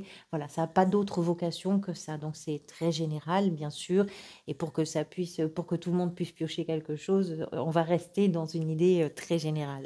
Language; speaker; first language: French; native; French